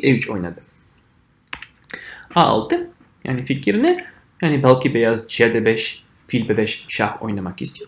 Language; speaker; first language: Turkish; non-native, fluent; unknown